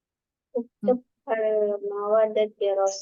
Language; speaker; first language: Arabic; non-native, learner; Indonesian